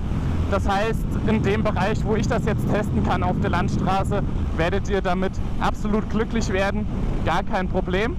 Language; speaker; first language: German; native; German